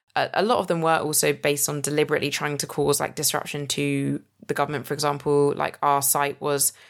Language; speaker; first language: English; native; English